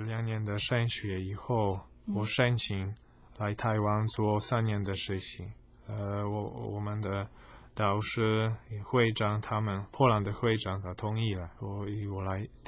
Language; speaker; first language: Chinese; non-native, fluent; Polish